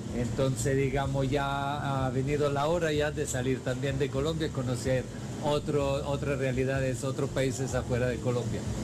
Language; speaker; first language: Spanish; non-native, fluent; Italian